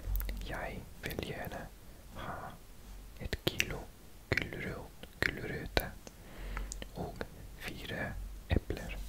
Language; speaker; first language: Norwegian; non-native, learner; English